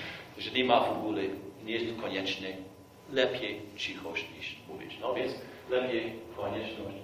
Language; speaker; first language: Polish; non-native, fluent; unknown